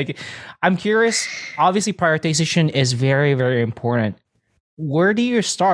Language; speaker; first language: English; non-native, local second language; Filipino